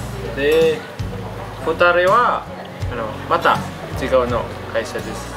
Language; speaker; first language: Japanese; non-native, learner; Filipino